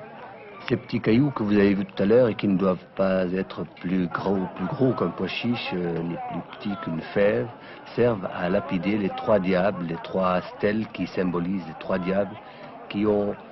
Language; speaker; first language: French; non-native, local second language; Arabic